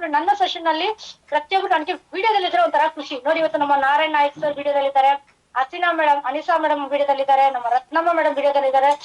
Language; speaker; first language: Kannada; non-native, fluent; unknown